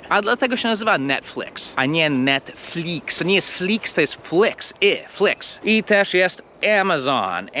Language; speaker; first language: Polish; non-native, fluent; English